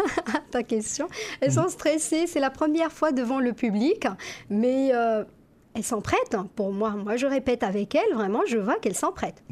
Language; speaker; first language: French; non-native, local second language; Arabic